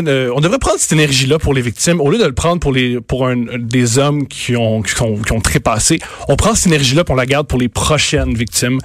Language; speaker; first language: French; native; French